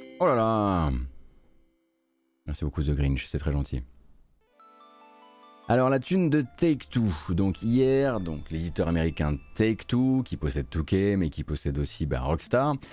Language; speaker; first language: French; native; French